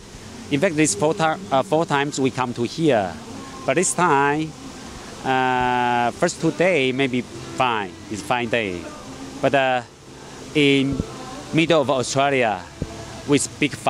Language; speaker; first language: English; non-native, learner; Chinese